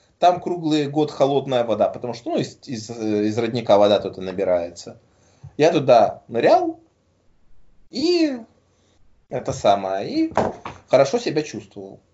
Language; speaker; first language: Russian; native; Russian